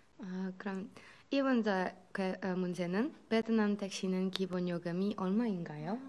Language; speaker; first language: Korean; non-native, fluent; Indonesian